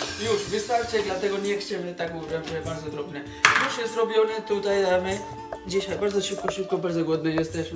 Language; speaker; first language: Polish; non-native, learner; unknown